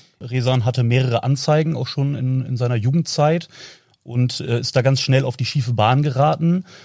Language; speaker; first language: German; native; German